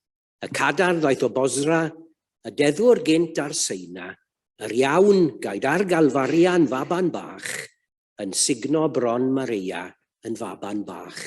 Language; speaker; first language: Welsh; native; Welsh